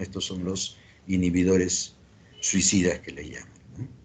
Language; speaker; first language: Spanish; native; Spanish